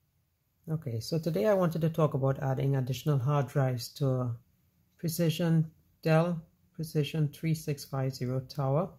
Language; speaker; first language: English; native; English